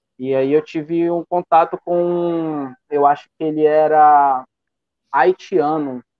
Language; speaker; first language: Portuguese; native; Portuguese